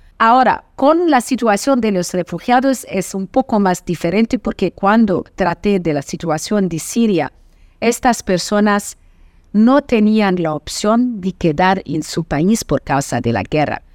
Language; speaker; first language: Spanish; non-native, fluent; Portuguese